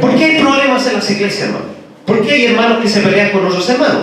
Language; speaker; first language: Spanish; native; Spanish